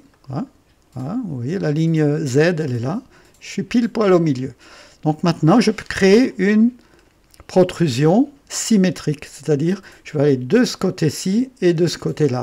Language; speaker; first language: French; native; French